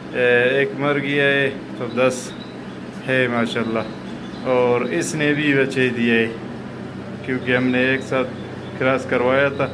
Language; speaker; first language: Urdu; non-native, local second language; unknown